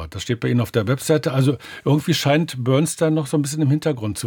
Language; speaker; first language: German; native; German